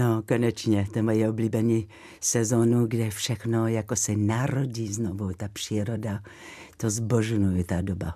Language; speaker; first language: Czech; non-native, fluent; French